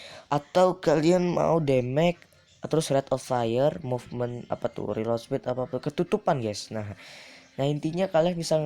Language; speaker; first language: Indonesian; native; Indonesian